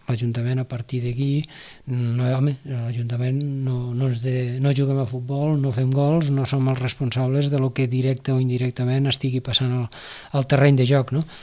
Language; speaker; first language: Catalan; native; Catalan